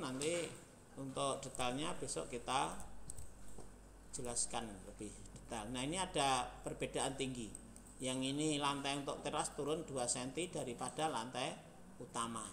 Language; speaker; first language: Indonesian; native; Indonesian